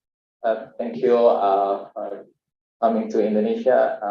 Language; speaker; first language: English; non-native, learner; Indonesian